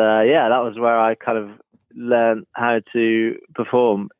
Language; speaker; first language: English; native; English